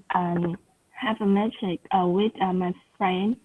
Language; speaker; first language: English; non-native, learner; Vietnamese